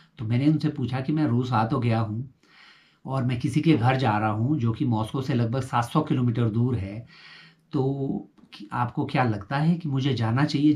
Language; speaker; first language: Hindi; native; Hindi